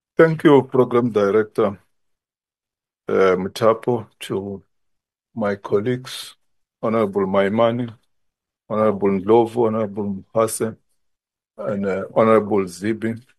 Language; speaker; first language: English; non-native, local second language; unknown